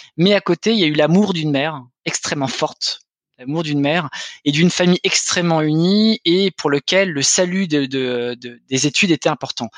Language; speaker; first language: French; native; French